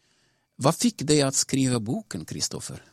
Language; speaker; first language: Swedish; non-native, fluent; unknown